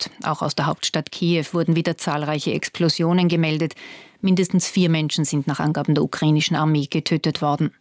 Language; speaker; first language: German; native; German